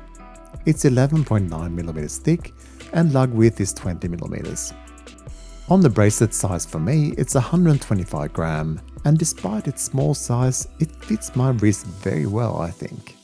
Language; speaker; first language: English; native; English